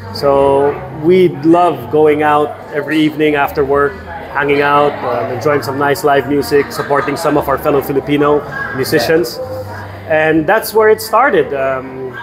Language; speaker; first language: English; non-native, local second language; Filipino